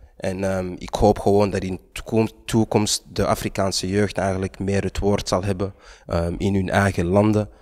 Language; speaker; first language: Dutch; early bilingual, other home language; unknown